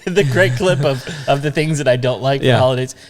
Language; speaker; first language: English; native; English